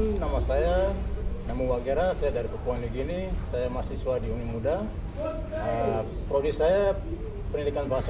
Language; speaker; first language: Indonesian; non-native, learner; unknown